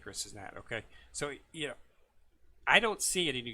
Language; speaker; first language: English; native; English